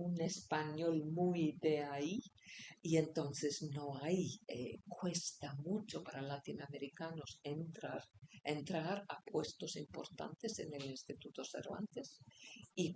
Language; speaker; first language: Spanish; non-native, fluent; Icelandic